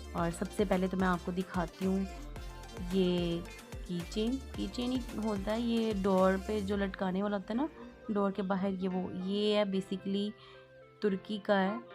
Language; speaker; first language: Urdu; native; Urdu